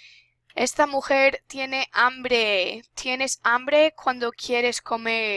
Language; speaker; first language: Spanish; non-native, fluent; English